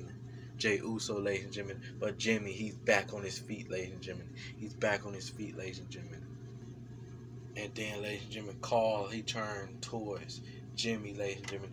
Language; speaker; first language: English; native; English